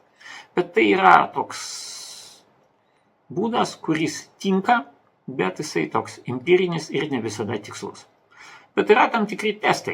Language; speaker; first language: Lithuanian; non-native, local second language; Russian